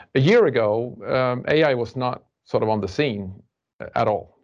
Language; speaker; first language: English; non-native, fluent; Swedish